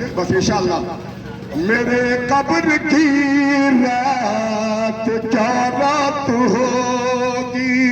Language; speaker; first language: Urdu; native; Urdu